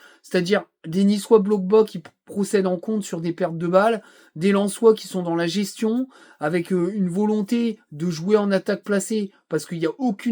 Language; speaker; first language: French; native; French